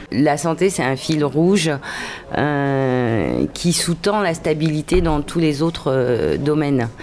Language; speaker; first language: French; native; French